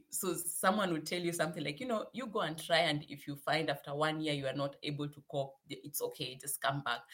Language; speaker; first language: English; non-native, local second language; Swahili